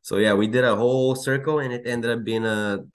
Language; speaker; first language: English; non-native, fluent; Bulgarian